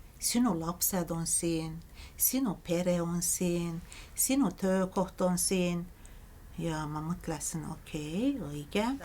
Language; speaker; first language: Estonian; non-native, fluent; Azerbaijani